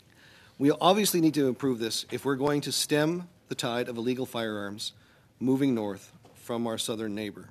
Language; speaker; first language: English; native; English